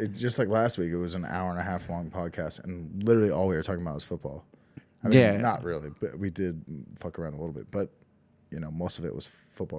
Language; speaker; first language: English; native; English